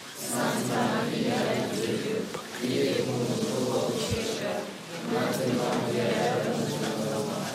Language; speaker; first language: French; native; French